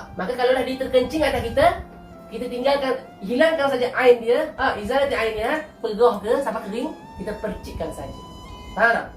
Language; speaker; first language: Malay; native; Malay